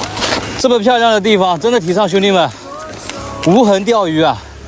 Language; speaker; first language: Chinese; native; Chinese